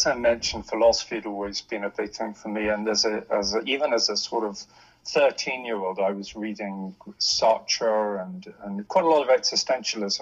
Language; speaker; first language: English; native; English